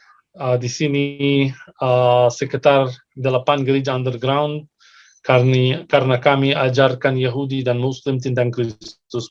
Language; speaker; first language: Indonesian; non-native, fluent; Arabic